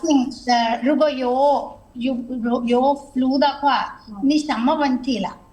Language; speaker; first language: Chinese; non-native, learner; Telugu